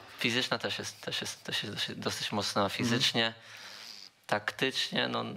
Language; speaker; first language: Polish; native; Polish